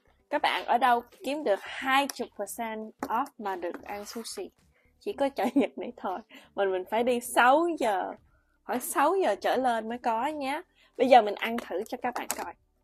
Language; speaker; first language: Vietnamese; early bilingual, heritage; Vietnamese